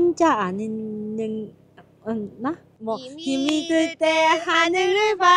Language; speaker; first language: Korean; non-native, fluent; Vietnamese